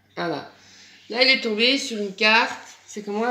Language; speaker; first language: French; native; French